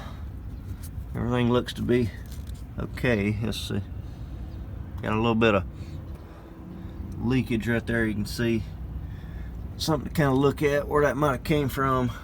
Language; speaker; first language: English; native; English